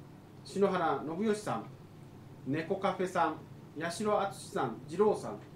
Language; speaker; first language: Japanese; native; Japanese